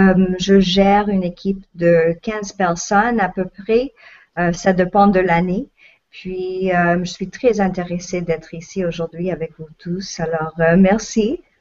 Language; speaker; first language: French; non-native, local second language; English